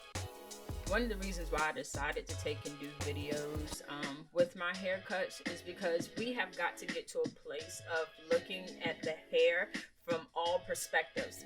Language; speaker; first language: English; native; English